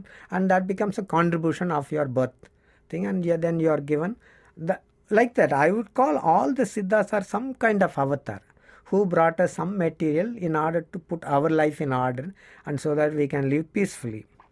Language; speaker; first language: English; non-native, local second language; Tamil